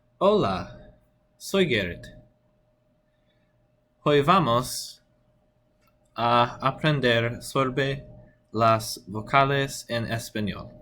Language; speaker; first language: Spanish; non-native, learner; English